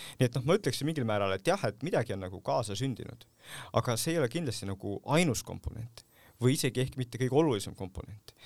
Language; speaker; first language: Estonian; native; Estonian